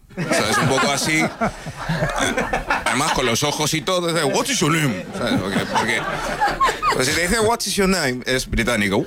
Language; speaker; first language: Spanish; early bilingual, other home language; English